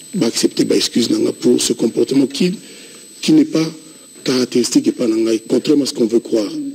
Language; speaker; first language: French; non-native, local second language; Lingala